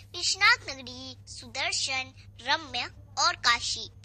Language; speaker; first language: Hindi; native; Hindi